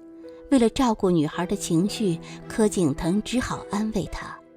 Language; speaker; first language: Chinese; native; Chinese